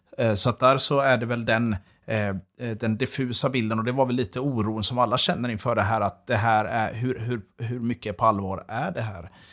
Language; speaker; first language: Swedish; native; Swedish